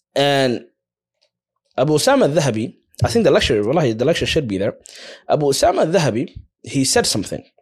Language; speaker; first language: English; early bilingual, other home language; Somali